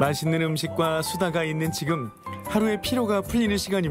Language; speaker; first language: Korean; native; Korean